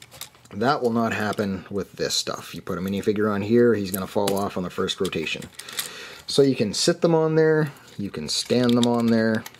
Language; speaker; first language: English; native; English